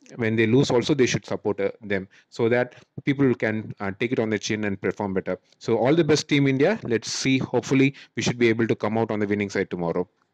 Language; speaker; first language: English; non-native, local second language; Tamil